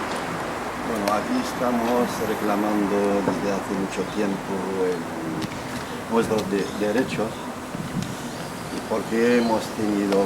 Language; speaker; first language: Spanish; non-native, fluent; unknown